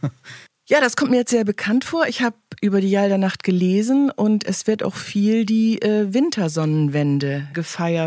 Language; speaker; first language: German; native; German